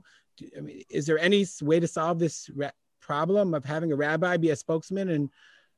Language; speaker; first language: English; native; English